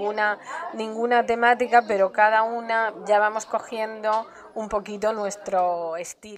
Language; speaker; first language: Spanish; native; Spanish